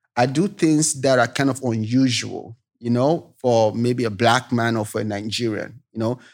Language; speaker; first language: English; non-native, local second language; Yoruba